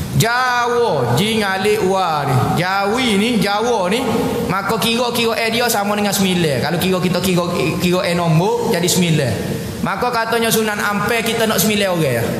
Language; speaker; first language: Malay; native; Malay